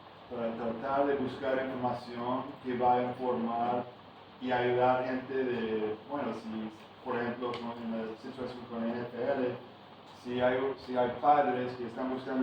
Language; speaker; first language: Spanish; non-native, fluent; English